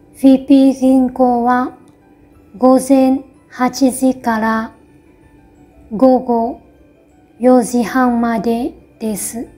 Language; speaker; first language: Japanese; non-native, fluent; Vietnamese